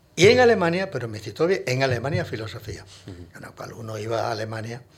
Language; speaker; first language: Spanish; native; Spanish